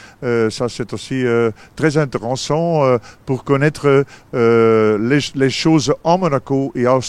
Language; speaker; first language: French; non-native, local second language; Dutch